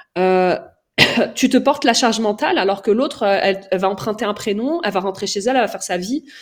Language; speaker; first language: French; native; French